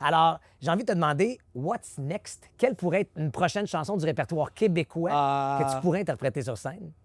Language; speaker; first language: French; native; French